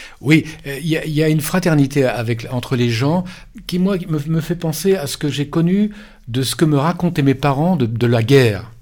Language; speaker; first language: French; native; French